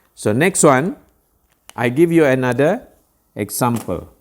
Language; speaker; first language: English; non-native, local second language; Malay